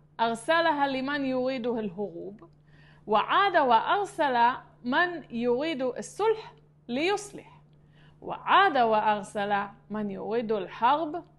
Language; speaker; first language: Arabic; non-native, fluent; Hebrew